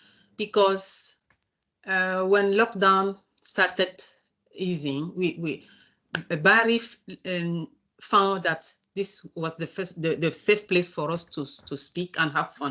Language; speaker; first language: English; non-native, learner; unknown